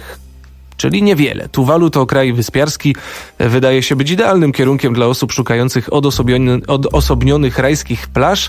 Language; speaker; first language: Polish; native; Polish